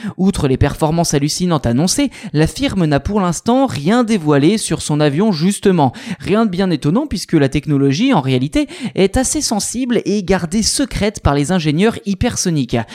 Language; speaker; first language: French; native; French